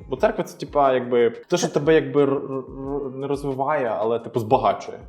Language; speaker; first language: Ukrainian; non-native, local second language; Russian